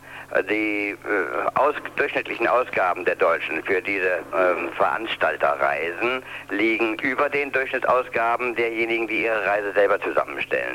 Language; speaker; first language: German; native; German